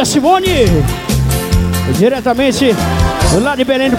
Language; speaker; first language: Portuguese; native; Portuguese